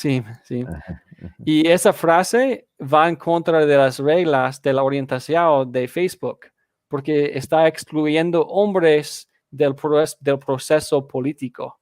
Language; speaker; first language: Spanish; non-native, fluent; English